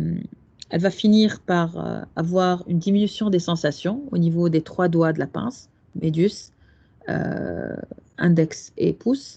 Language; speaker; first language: French; non-native, local second language; Arabic